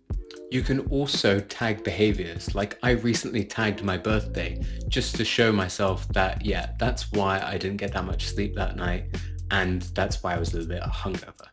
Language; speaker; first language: English; native; English